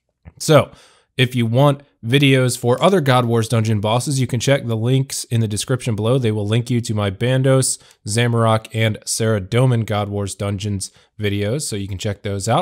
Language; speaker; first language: English; native; English